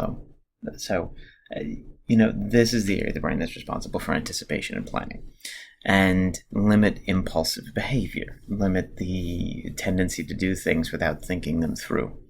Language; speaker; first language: English; native; English